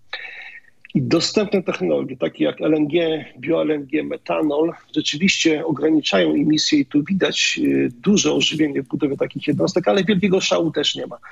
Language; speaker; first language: Polish; native; Polish